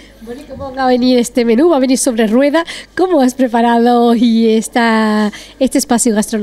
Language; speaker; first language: Spanish; native; Spanish